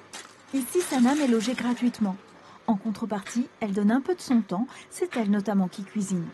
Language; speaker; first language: French; native; French